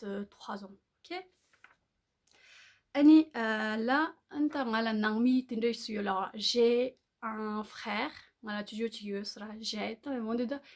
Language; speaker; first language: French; non-native, learner; Tibetan